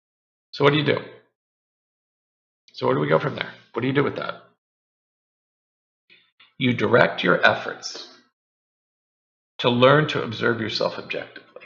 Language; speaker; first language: English; native; English